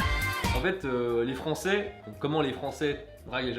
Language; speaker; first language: French; native; French